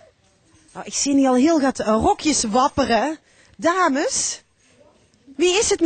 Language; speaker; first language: Dutch; native; Dutch